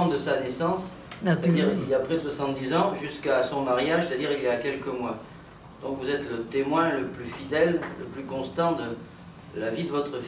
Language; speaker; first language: French; native; French